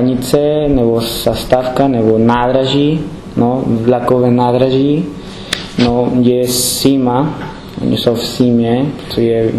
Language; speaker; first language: Czech; non-native, learner; Spanish